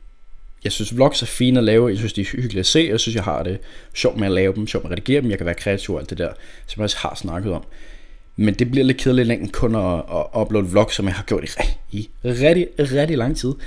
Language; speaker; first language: Danish; native; Danish